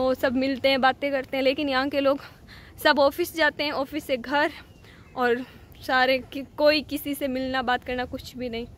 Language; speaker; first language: Hindi; native; Hindi